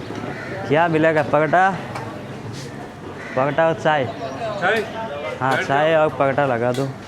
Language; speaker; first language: Hindi; non-native, learner; Bangla